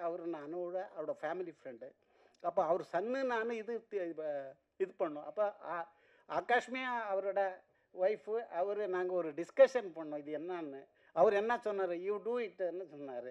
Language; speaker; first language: Tamil; non-native, learner; Malayalam